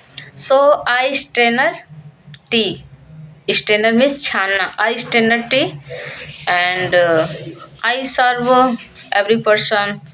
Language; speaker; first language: English; non-native, learner; Hindi